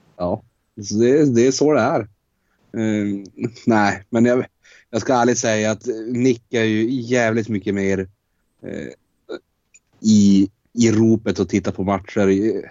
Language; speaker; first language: Swedish; native; Swedish